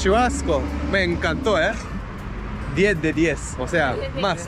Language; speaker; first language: Spanish; non-native, fluent; Japanese